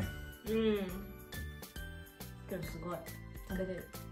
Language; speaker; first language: Japanese; non-native, learner; Vietnamese